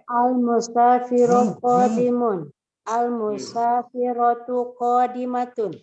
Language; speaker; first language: Arabic; non-native, learner; Indonesian